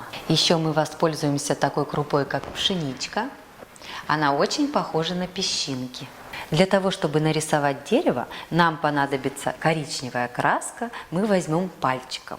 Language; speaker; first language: Russian; native; Russian